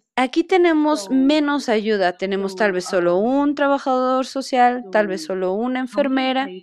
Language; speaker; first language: Spanish; non-native, fluent; Chinese